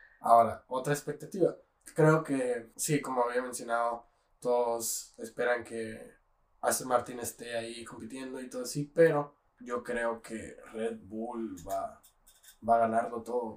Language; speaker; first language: Spanish; native; Spanish